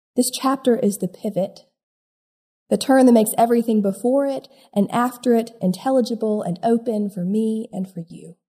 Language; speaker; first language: English; native; English